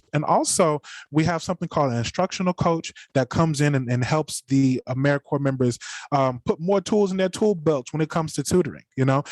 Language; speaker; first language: English; native; English